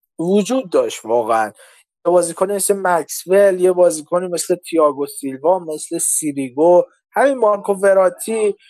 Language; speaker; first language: Persian; native; Persian